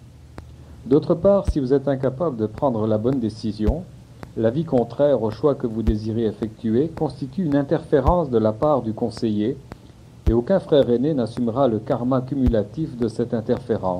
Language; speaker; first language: French; native; French